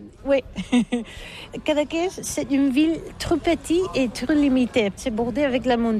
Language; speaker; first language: French; non-native, learner; Catalan